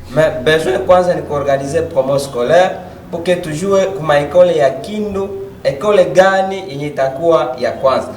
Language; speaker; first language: French; non-native, local second language; Swahili